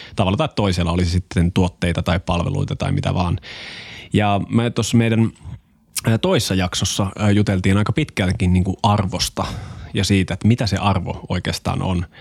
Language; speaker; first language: Finnish; native; Finnish